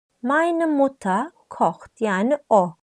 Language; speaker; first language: German; non-native, fluent; Turkish